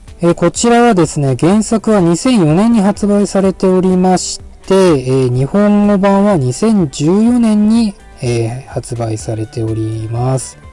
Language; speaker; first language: Japanese; native; Japanese